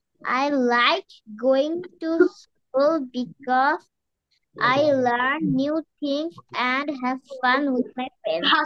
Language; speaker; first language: English; non-native, learner; Bangla